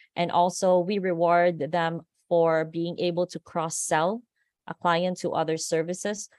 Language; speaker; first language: English; non-native, local second language; Filipino